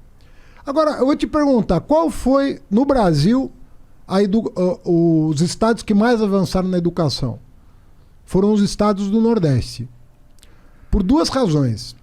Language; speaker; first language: Portuguese; native; Portuguese